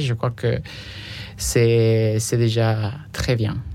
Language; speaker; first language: French; non-native, fluent; Spanish